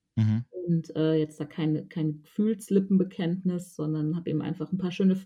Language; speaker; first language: German; native; German